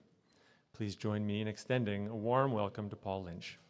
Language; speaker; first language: English; native; English